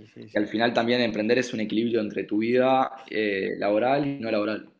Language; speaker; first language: Spanish; native; Spanish